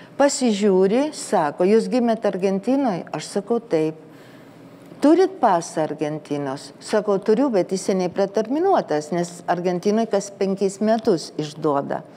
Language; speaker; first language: Lithuanian; early bilingual, heritage; Lithuanian